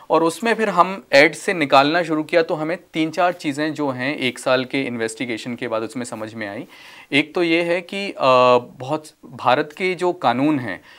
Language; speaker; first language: Hindi; native; Hindi